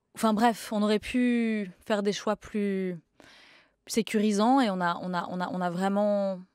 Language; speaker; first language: French; native; French